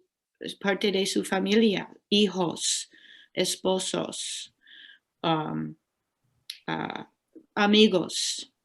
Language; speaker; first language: Spanish; non-native, learner; English